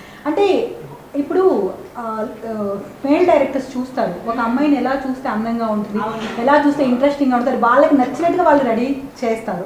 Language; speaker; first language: Telugu; native; Telugu